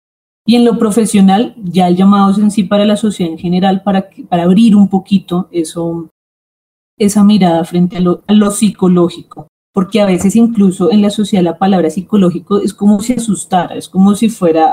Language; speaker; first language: Spanish; native; Spanish